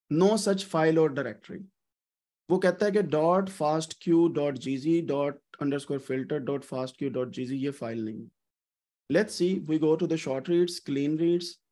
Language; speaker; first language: Urdu; native; Urdu